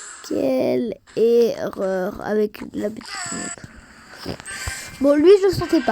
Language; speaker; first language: French; native; French